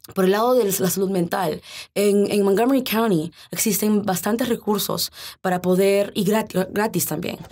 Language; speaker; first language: Spanish; early bilingual, heritage; Spanish